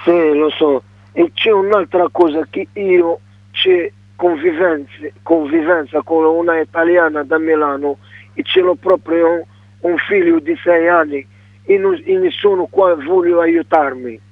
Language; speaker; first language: Italian; non-native, learner; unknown